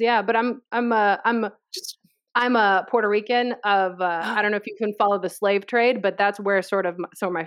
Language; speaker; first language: English; early bilingual, other home language; Spanish